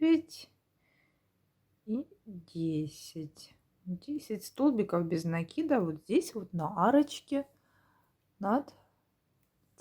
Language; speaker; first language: Russian; native; Russian